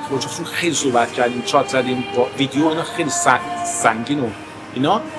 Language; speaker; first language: Persian; early bilingual, heritage; Persian